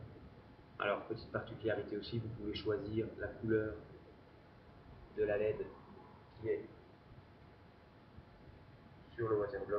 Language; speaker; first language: French; native; French